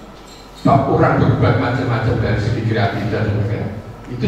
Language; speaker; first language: Indonesian; non-native, local second language; Javanese